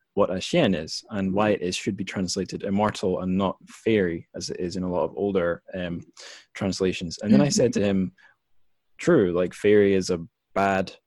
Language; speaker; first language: English; native; English